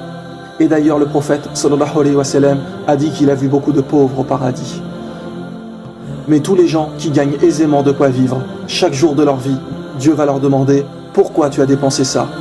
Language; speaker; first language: French; native; French